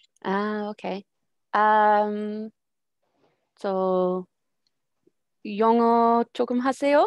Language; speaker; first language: Korean; non-native, learner; English